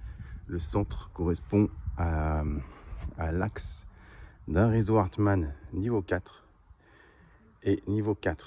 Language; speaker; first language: French; native; French